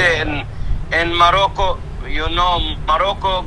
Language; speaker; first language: English; non-native, learner; Arabic